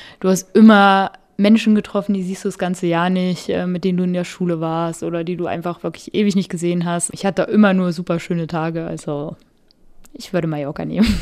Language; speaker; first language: German; native; German